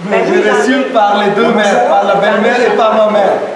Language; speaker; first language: French; non-native, fluent; Hindi